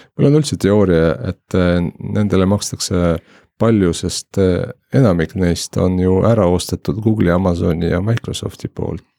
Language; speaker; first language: Estonian; non-native, local second language; Russian